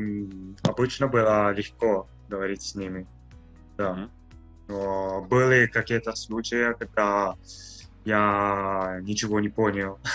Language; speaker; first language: Russian; non-native, fluent; Italian